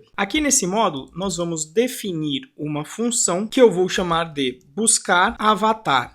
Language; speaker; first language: Portuguese; native; Portuguese